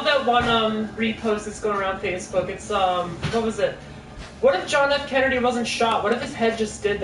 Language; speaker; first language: English; native; English